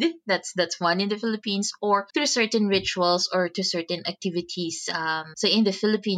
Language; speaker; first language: English; non-native, local second language; Filipino